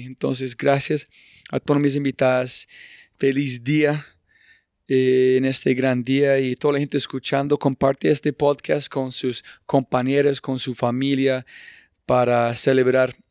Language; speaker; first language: Spanish; non-native, fluent; English